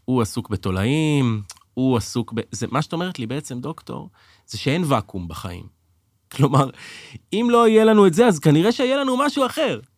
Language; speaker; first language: Hebrew; native; Hebrew